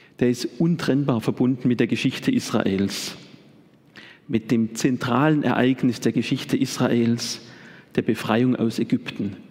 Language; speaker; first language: German; native; German